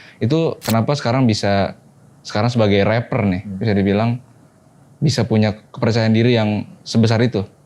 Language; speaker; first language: Indonesian; native; Indonesian